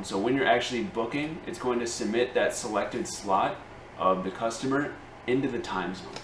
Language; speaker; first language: English; native; English